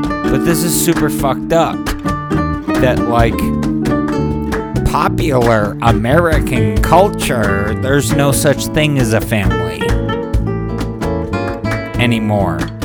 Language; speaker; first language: English; early bilingual, other home language; Spanish